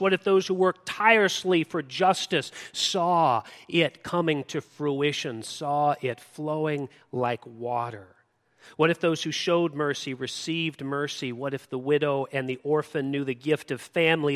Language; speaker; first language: English; native; English